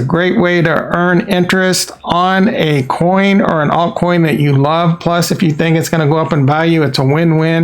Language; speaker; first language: English; native; English